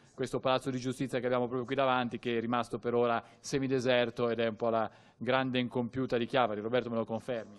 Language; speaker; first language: Italian; native; Italian